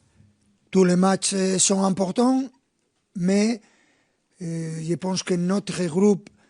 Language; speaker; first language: French; non-native, fluent; Spanish